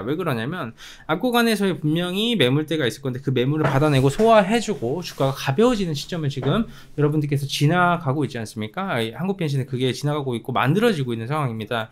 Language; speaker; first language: Korean; native; Korean